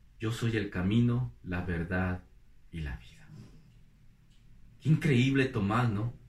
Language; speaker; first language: Spanish; native; Spanish